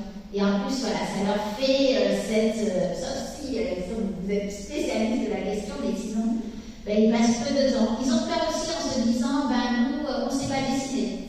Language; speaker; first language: French; native; French